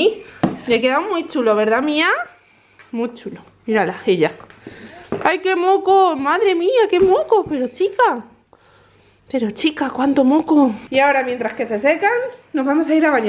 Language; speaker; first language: Spanish; native; Spanish